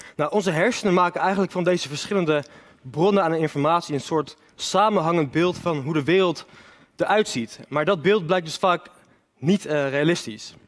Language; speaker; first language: Dutch; native; Dutch